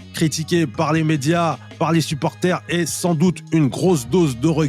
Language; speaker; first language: French; native; French